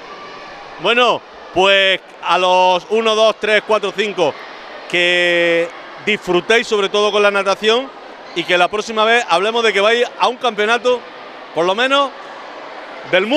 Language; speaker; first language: Spanish; native; Spanish